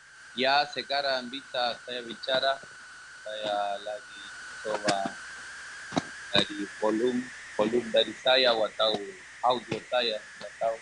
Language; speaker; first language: Indonesian; non-native, learner; Spanish